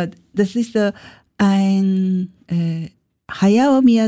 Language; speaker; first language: German; non-native, learner; Japanese